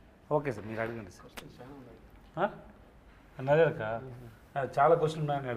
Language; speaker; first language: Telugu; non-native, learner; Tamil